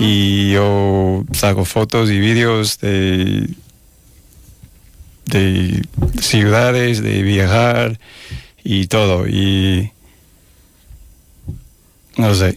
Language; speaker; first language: Spanish; non-native, fluent; English